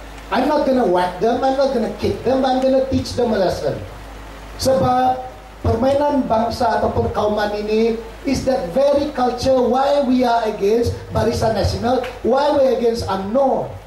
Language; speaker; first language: English; non-native, local second language; Central Dusun